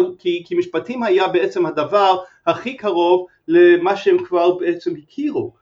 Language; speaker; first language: Hebrew; non-native, fluent; English